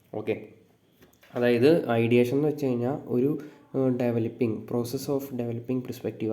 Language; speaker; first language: Malayalam; native; Malayalam